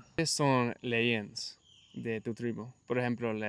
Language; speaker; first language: Spanish; early bilingual, other home language; English